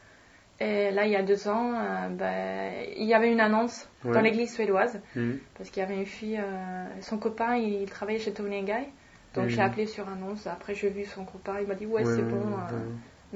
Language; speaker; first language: French; non-native, fluent; Swedish